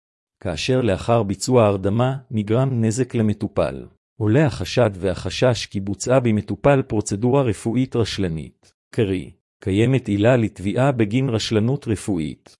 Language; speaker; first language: Hebrew; native; Hebrew